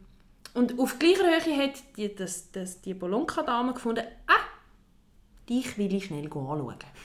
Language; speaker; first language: German; native; German